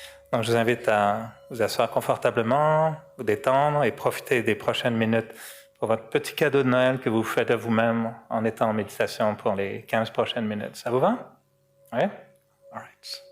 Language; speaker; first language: French; native; French